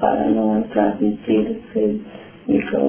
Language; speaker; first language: Spanish; non-native, learner; Romanian